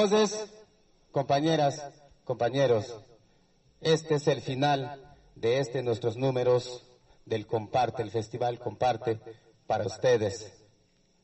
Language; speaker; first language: Spanish; non-native, local second language; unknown